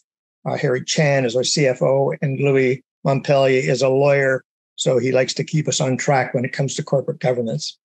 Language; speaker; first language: English; native; English